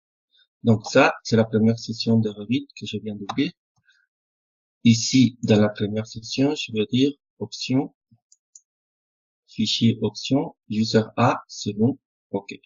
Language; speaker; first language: French; non-native, fluent; Spanish